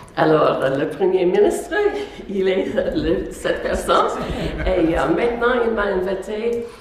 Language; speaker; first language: French; non-native, local second language; English